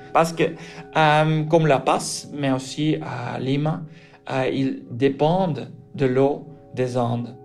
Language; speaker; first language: French; non-native, local second language; Dutch